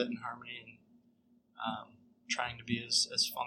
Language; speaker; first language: English; native; English